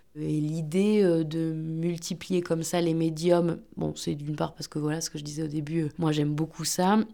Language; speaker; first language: French; native; French